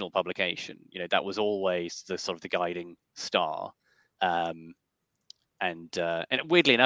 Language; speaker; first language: English; native; English